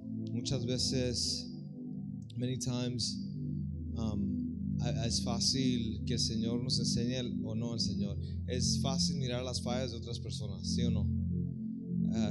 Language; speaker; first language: Spanish; native; Spanish